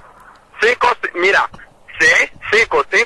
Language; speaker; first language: Spanish; non-native, learner; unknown